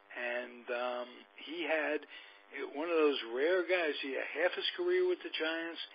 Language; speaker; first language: English; native; English